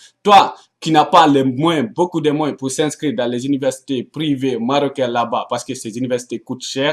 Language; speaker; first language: French; non-native, local second language; Arabic